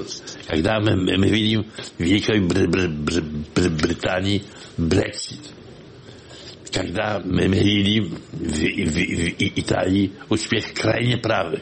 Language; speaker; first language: Russian; non-native, fluent; Polish